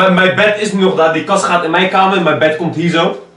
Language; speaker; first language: Dutch; native; Dutch